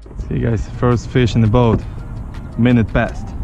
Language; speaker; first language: English; non-native, learner; Ukrainian